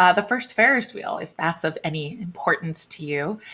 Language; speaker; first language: English; native; English